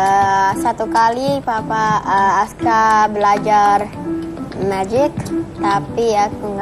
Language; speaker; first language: Indonesian; non-native, learner; English